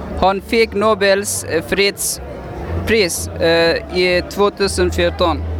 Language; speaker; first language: Swedish; non-native, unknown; Persian